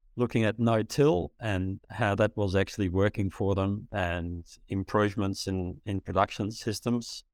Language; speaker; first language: English; early bilingual, other home language; Dutch